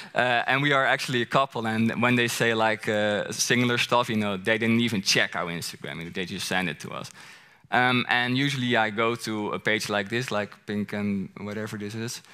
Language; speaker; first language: English; non-native, fluent; Dutch